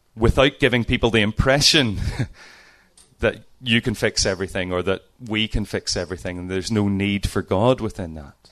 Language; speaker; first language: English; native; English